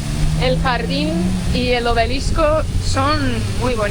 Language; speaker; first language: Spanish; non-native, fluent; Estonian